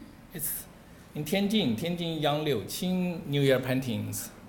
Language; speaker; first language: English; non-native, learner; Chinese